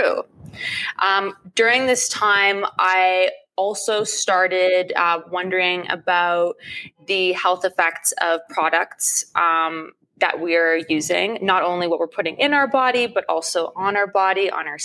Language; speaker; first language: English; native; English